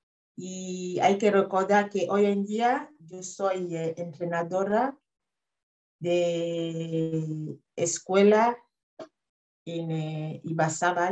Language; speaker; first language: Spanish; non-native, fluent; French